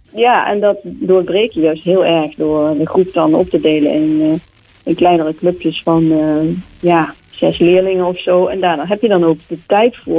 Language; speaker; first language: Dutch; native; Dutch